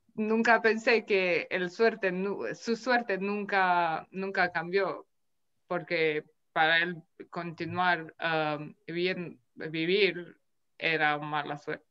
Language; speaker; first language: Spanish; non-native, fluent; Romanian